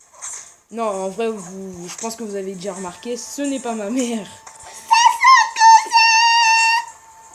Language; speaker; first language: French; native; French